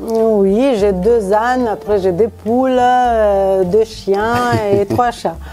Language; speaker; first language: French; non-native, fluent; Italian